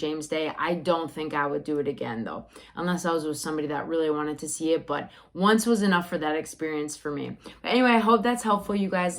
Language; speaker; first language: English; native; English